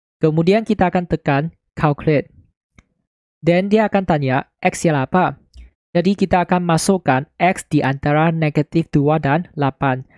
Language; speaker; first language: Malay; non-native, local second language; Chinese